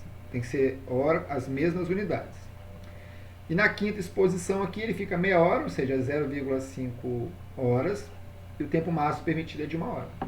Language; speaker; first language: Portuguese; native; Portuguese